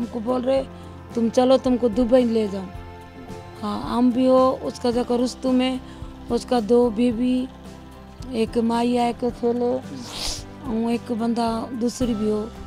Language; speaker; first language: Hindi; non-native, learner; Bangla